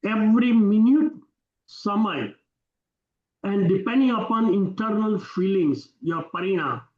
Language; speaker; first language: English; non-native, local second language; Gujarati